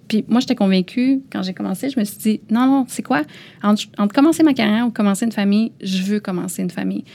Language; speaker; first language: French; early bilingual, other home language; Lao